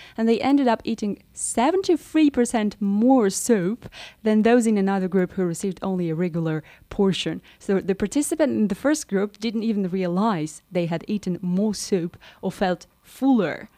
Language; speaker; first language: English; non-native, fluent; Romanian